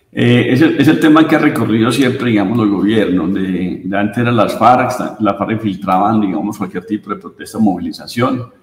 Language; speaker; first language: Spanish; native; Spanish